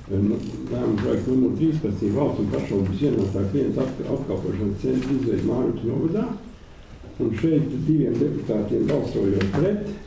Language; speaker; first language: Latvian; native; Latvian